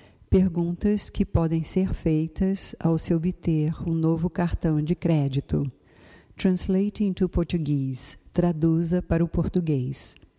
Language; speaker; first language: Portuguese; native; Portuguese